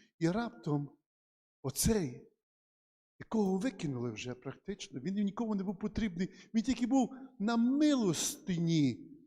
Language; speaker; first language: Ukrainian; native; Ukrainian